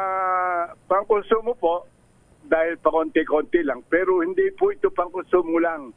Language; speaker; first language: Filipino; native; Filipino